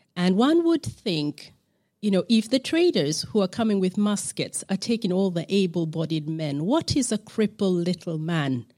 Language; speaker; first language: English; non-native, local second language; Acoli